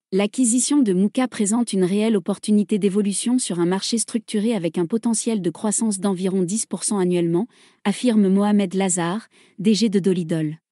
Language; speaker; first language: French; non-native, local second language; Arabic